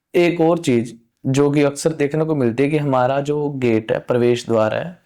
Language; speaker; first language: Hindi; non-native, local second language; Punjabi